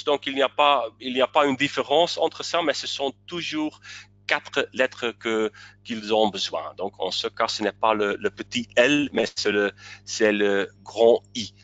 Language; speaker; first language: French; non-native, local second language; Dutch